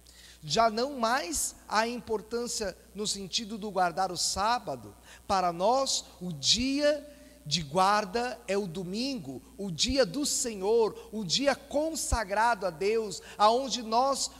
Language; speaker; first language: Portuguese; native; Portuguese